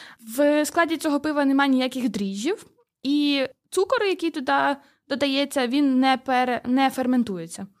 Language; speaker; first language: Ukrainian; native; Ukrainian